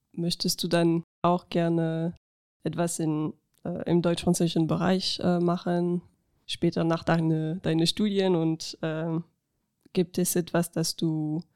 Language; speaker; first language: German; non-native, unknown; French